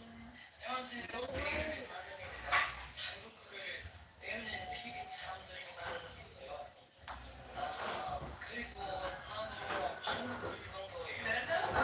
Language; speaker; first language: Korean; non-native, learner; Filipino